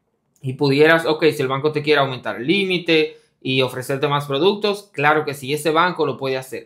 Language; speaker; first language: Spanish; native; Spanish